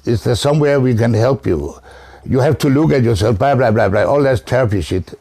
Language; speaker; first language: English; non-native, fluent; Danish